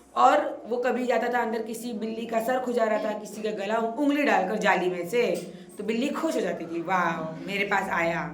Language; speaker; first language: Hindi; non-native, local second language; Marathi